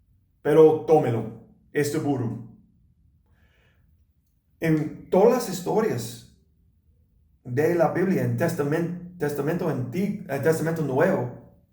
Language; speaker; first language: Spanish; non-native, learner; English